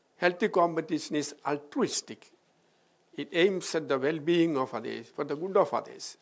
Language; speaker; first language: English; non-native, local second language; Malayalam